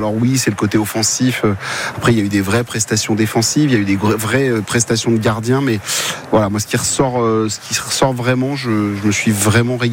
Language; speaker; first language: French; native; French